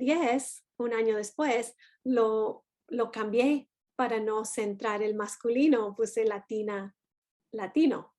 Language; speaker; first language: Spanish; non-native, fluent; English